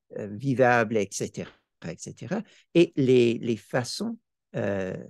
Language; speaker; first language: French; non-native, fluent; English